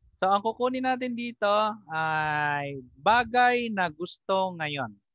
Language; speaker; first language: Filipino; native; Filipino